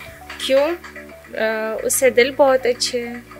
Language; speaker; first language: Hindi; non-native, learner; Russian